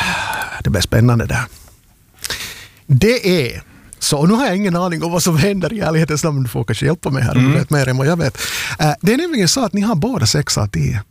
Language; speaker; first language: Swedish; native; Swedish